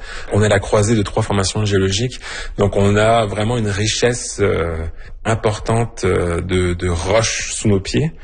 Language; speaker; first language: French; native; French